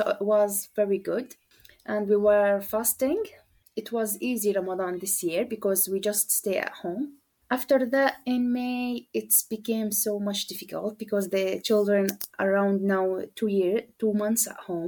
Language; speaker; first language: English; non-native, learner; Arabic